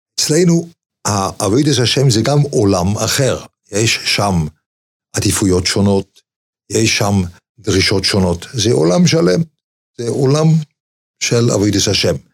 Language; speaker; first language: Hebrew; non-native, fluent; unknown